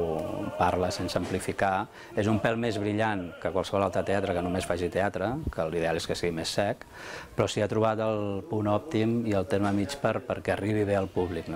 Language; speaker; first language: Catalan; native; Catalan